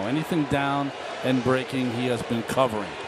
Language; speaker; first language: English; native; English